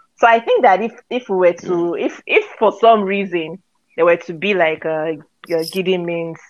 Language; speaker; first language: English; non-native, local second language; Yoruba